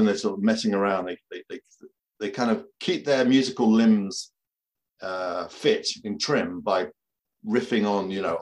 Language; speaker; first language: English; native; English